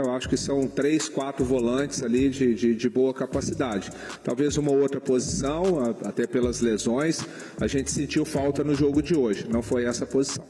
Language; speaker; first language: Portuguese; native; Portuguese